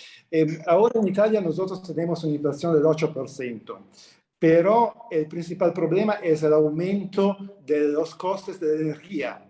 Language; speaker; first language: Spanish; non-native, learner; Italian